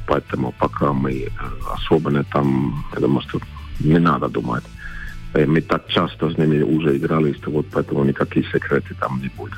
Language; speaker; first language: Russian; non-native, fluent; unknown